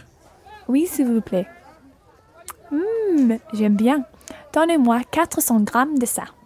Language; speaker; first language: French; non-native, learner; English